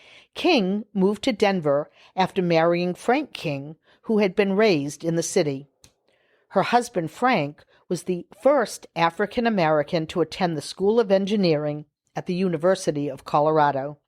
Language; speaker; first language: English; native; English